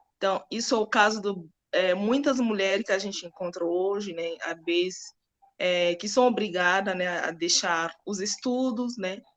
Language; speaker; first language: Portuguese; non-native, fluent; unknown